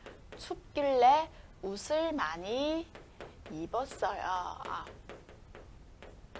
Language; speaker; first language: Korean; non-native, fluent; Chinese